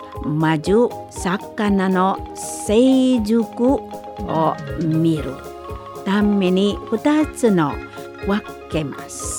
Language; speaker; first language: Japanese; non-native, learner; Indonesian